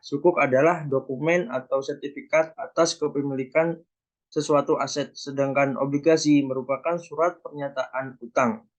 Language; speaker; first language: Indonesian; native; Indonesian